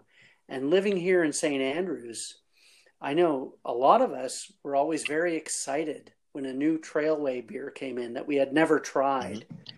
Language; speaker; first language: English; native; English